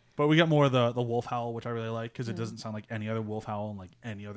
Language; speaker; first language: English; native; English